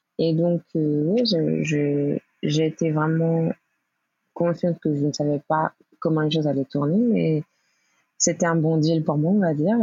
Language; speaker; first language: French; native; French